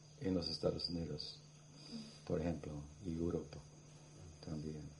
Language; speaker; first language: Spanish; non-native, learner; English